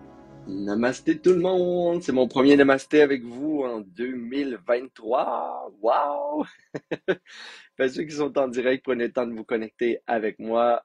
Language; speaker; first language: French; native; French